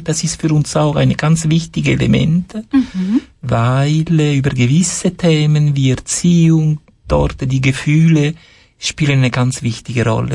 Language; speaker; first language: German; non-native, fluent; Italian